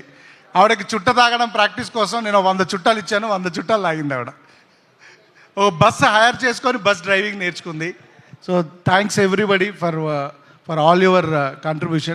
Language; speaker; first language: Telugu; native; Telugu